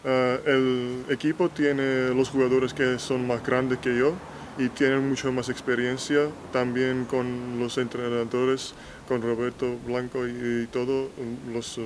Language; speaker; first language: Spanish; non-native, fluent; Georgian